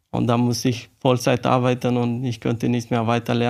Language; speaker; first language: German; non-native, learner; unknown